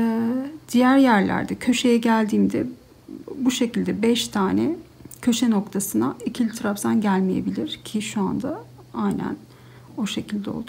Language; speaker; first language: Turkish; native; Turkish